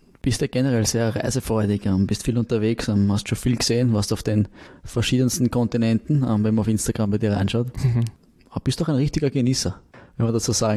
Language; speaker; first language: German; native; German